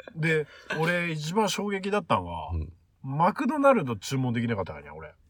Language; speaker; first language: Japanese; native; Japanese